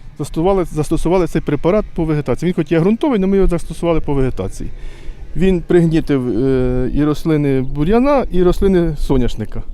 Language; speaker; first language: Ukrainian; native; Ukrainian